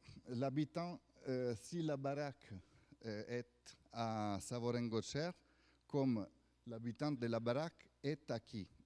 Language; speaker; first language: French; non-native, fluent; Italian